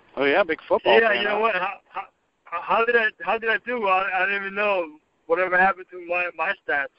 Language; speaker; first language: English; native; English